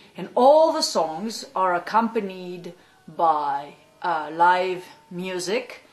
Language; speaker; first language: English; non-native, fluent; French